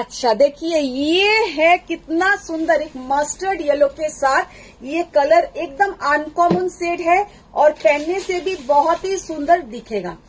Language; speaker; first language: Hindi; non-native, local second language; Bangla